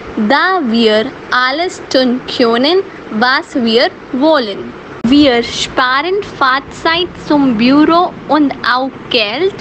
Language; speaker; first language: German; non-native, fluent; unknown